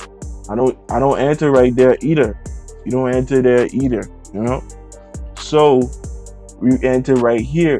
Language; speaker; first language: English; native; English